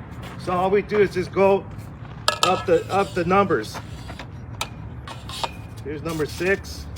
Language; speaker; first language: English; native; English